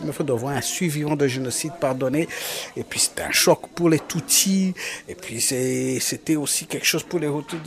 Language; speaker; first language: French; non-native, local second language; Kinyarwanda